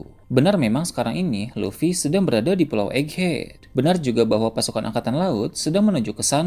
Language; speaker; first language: Indonesian; native; Indonesian